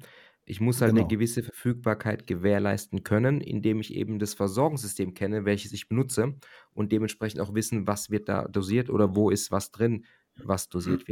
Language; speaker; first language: German; native; German